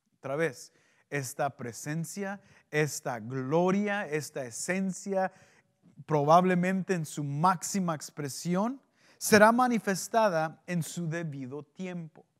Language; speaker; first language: Spanish; early bilingual, heritage; Spanish